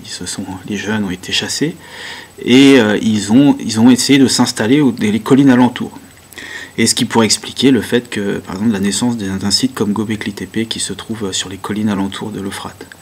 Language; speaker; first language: French; native; French